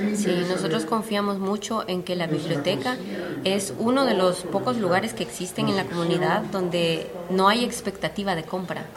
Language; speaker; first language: Spanish; native; Spanish